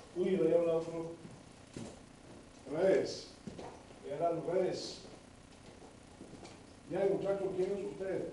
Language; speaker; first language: Spanish; non-native, fluent; English